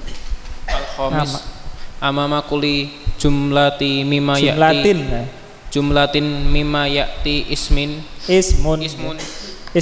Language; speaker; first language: Arabic; non-native, learner; Indonesian